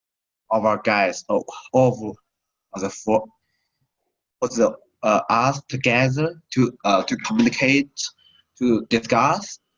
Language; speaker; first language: English; non-native, learner; Chinese